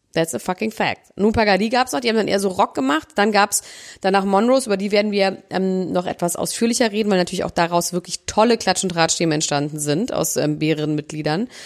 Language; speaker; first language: German; native; German